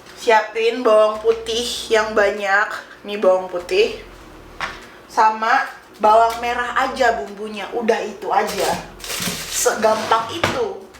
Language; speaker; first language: Indonesian; native; Indonesian